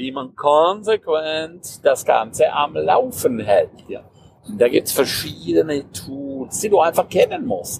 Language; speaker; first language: German; non-native, local second language; Romansh